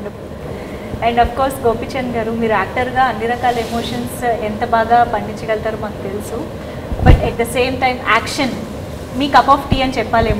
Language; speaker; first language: Telugu; native; Telugu